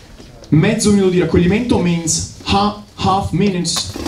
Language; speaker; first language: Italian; native; Italian